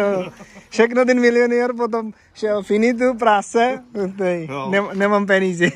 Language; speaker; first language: Czech; non-native, learner; Bangla